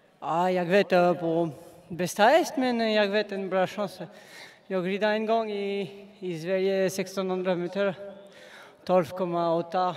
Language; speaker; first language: Swedish; non-native, learner; French